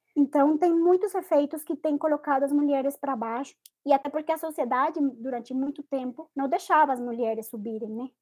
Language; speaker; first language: Portuguese; non-native, fluent; Spanish